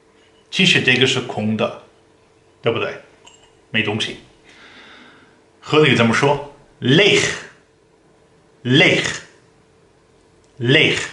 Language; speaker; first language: Chinese; non-native, fluent; Dutch